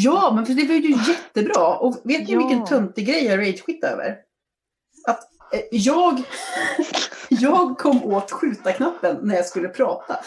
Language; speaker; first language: Swedish; native; Swedish